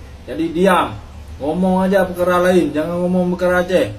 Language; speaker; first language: Indonesian; non-native, local second language; Achinese